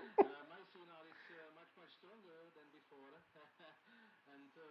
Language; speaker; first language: English; non-native, learner; Czech